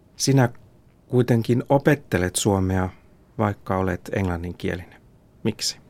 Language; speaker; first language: Finnish; native; Finnish